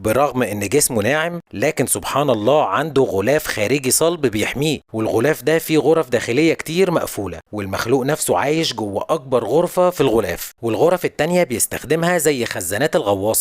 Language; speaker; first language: Arabic; native; Arabic